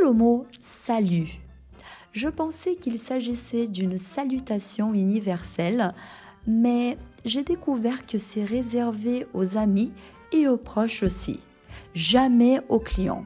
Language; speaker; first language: French; non-native, fluent; Portuguese